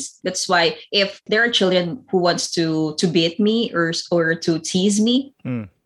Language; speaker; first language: English; non-native, local second language; Filipino